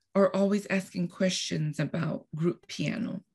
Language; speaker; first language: English; non-native, fluent; Spanish